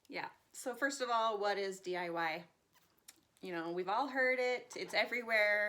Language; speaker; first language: English; native; English